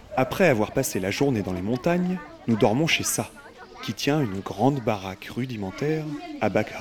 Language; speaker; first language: French; native; French